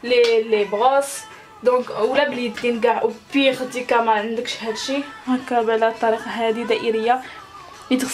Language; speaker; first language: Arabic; native; Arabic